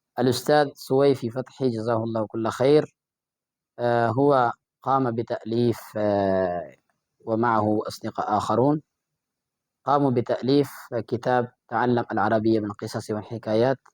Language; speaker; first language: Arabic; non-native, fluent; Urdu